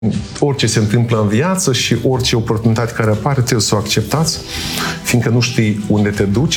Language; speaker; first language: Romanian; native; Romanian